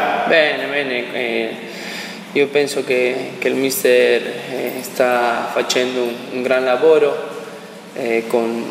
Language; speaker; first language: Italian; non-native, learner; Spanish